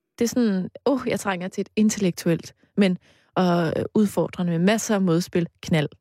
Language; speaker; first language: Danish; native; Danish